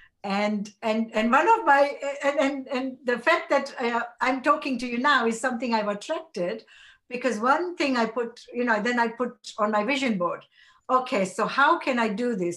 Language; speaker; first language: English; non-native, local second language; Gujarati